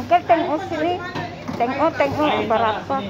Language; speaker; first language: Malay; non-native, learner; Filipino